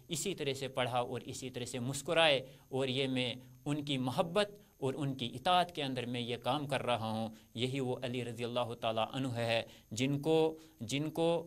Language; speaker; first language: Urdu; non-native, local second language; Kashmiri